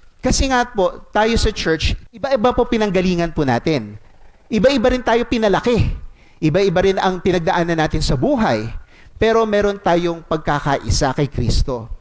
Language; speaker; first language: Filipino; non-native, local second language; Cebuano